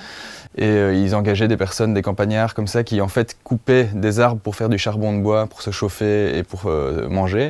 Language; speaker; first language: French; native; French